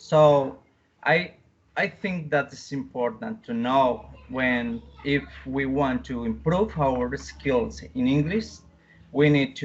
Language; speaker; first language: English; non-native, learner; Spanish